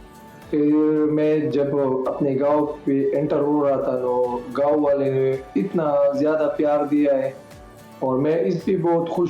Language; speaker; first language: Hindi; non-native, local second language; Pashto